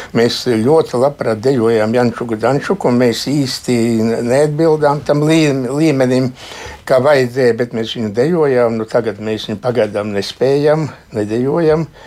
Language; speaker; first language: Latvian; native; Latvian